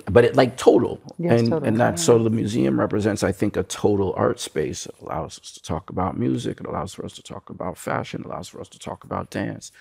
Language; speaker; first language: English; native; English